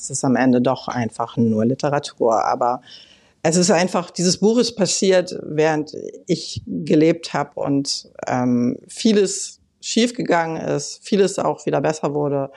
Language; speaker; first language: German; native; German